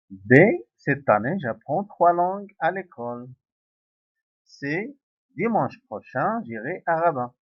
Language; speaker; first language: French; non-native, local second language; Arabic